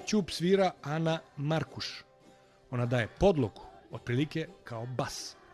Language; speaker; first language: Bosnian; native; Bosnian